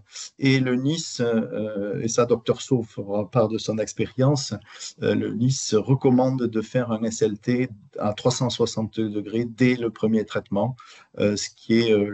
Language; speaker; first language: French; native; French